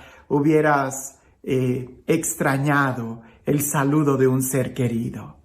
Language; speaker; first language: Spanish; native; Spanish